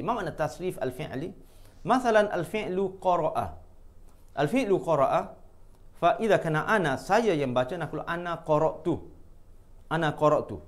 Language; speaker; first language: Arabic; non-native, fluent; Malay